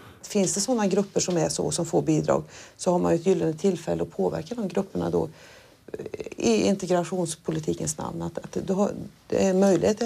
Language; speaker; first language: Swedish; native; Swedish